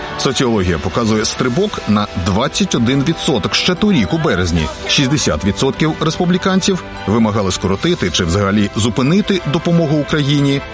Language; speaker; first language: Ukrainian; native; Ukrainian